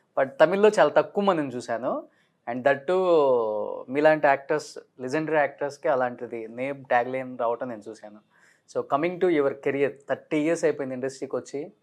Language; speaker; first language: Telugu; native; Telugu